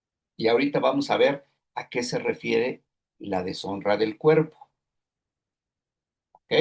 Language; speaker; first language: Spanish; native; Spanish